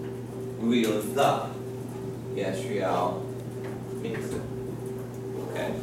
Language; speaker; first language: Chinese; non-native, fluent; English